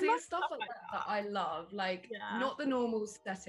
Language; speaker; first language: English; native; English